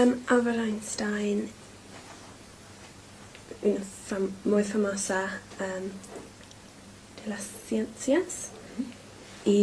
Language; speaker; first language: Spanish; non-native, learner; English